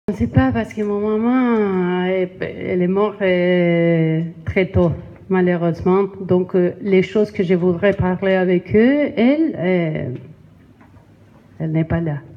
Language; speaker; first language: French; non-native, learner; Spanish